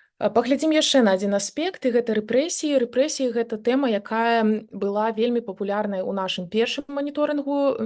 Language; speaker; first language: Belarusian; native; Belarusian